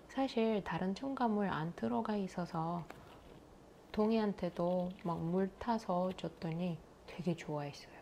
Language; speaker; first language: Korean; non-native, fluent; Russian